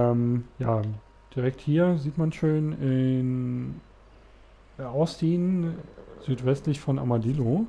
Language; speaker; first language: German; native; German